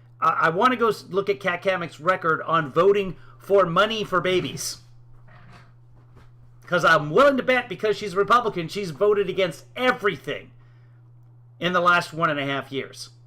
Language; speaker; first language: English; native; English